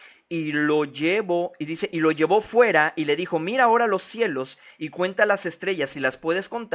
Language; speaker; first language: Spanish; native; Spanish